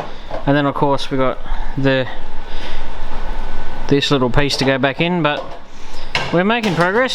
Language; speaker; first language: English; native; English